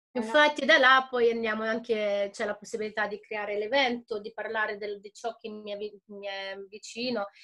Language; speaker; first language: Italian; non-native, fluent; Ukrainian